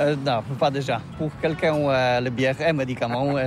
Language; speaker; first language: French; non-native, learner; Polish